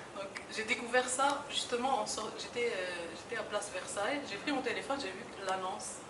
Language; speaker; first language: French; non-native, local second language; Arabic